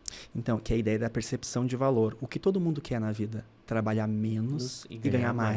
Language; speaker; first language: Portuguese; native; Portuguese